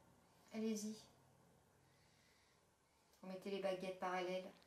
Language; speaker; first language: French; native; French